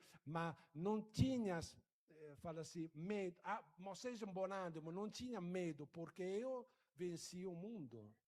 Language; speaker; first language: Portuguese; non-native, fluent; Italian